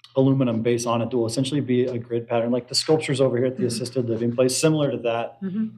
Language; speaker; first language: English; native; English